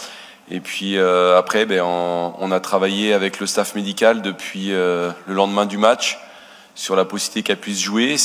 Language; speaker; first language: French; native; French